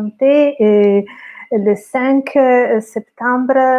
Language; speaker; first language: French; non-native, fluent; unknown